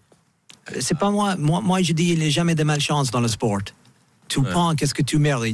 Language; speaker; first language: French; non-native, fluent; English